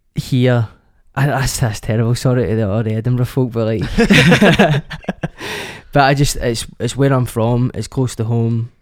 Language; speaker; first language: English; native; English